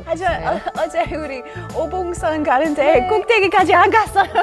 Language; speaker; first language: Korean; non-native, learner; English